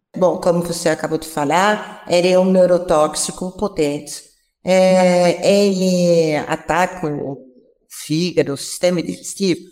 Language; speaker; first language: Portuguese; non-native, fluent; French